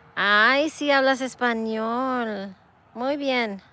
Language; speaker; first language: Spanish; early bilingual, heritage; Spanish